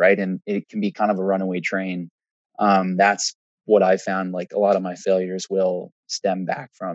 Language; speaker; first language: English; native; English